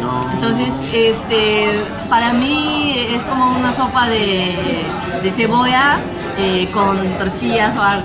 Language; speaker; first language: Spanish; non-native, fluent; Japanese